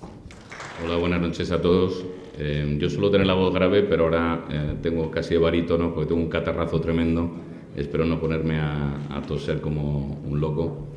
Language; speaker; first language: Spanish; native; Spanish